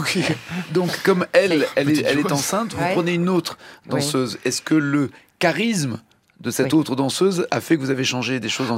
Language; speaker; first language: French; native; French